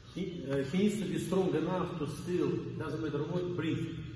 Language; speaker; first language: English; non-native, fluent; Russian